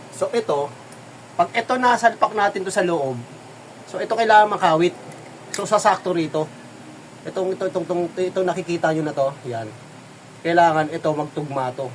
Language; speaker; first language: Filipino; native; Filipino